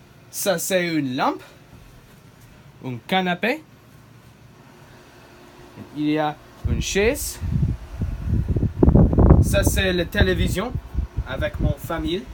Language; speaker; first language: French; non-native, learner; English